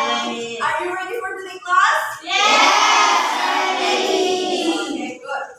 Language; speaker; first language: English; non-native, learner; Indonesian